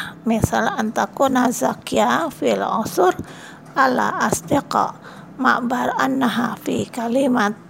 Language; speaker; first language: Arabic; non-native, learner; Indonesian